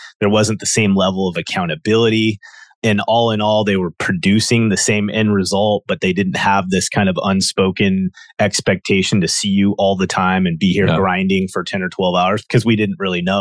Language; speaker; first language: English; native; English